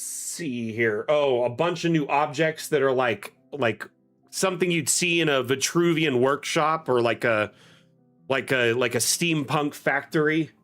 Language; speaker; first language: English; native; English